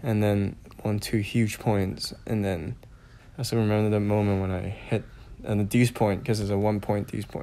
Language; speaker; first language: English; non-native, local second language; Cantonese